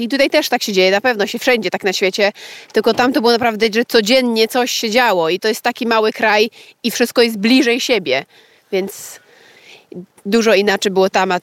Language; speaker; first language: Polish; early bilingual, heritage; Polish